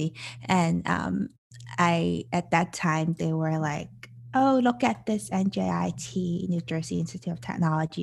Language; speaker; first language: English; non-native, local second language; Cantonese